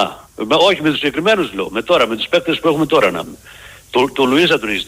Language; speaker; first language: Greek; native; Greek